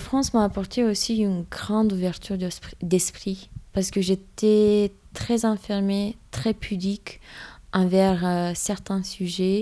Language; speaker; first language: French; non-native, fluent; Romanian